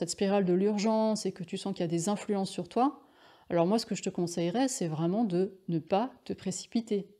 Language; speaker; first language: French; native; French